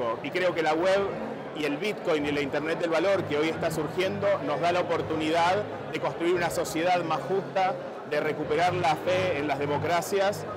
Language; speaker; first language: Spanish; native; Spanish